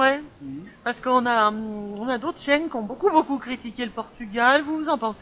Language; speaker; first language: French; native; French